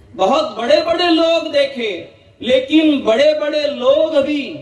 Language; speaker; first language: Hindi; non-native, local second language; Marathi